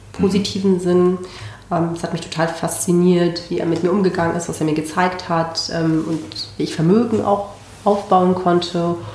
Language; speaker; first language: German; non-native, fluent; Spanish